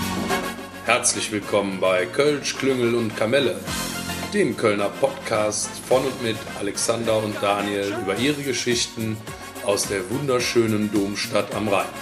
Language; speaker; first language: German; native; German